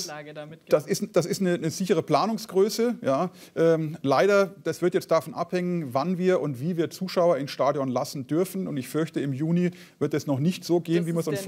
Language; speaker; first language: German; native; German